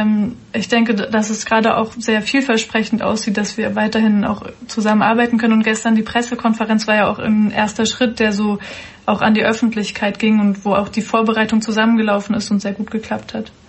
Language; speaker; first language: German; native; German